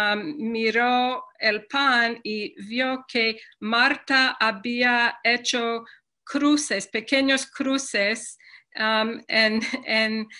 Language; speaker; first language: Spanish; non-native, fluent; English